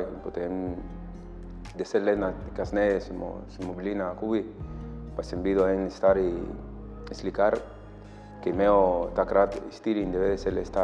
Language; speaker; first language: Slovenian; non-native, learner; Spanish